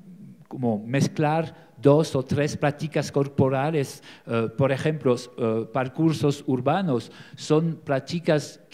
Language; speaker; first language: Spanish; non-native, learner; French